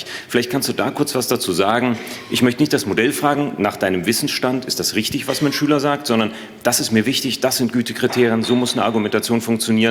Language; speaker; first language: German; native; German